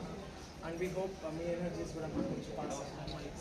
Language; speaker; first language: Telugu; native; Telugu